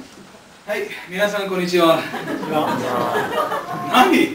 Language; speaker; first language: Japanese; non-native, learner; English